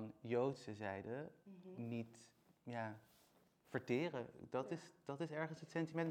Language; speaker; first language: Dutch; native; Dutch